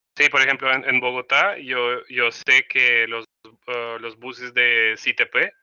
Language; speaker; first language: Spanish; non-native, fluent; Russian